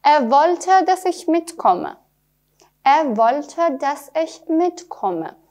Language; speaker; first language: German; non-native, fluent; Persian